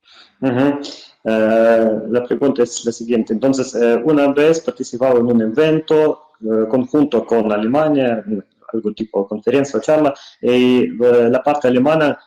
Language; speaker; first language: Spanish; non-native, fluent; Russian